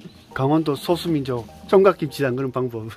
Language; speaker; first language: Korean; native; Korean